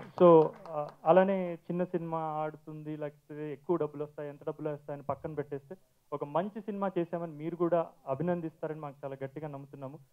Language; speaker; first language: Telugu; native; Telugu